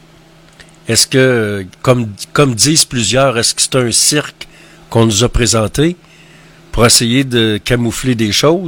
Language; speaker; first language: French; native; French